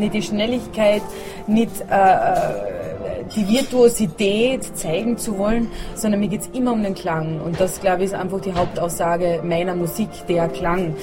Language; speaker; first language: German; native; German